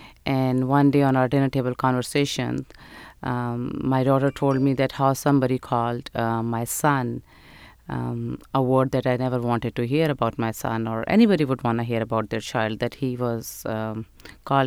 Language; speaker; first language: English; non-native, local second language; Urdu